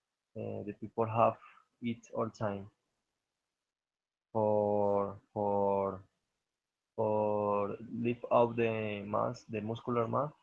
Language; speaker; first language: English; non-native, learner; Spanish